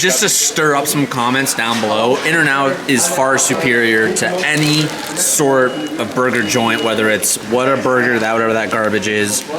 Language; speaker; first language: English; native; English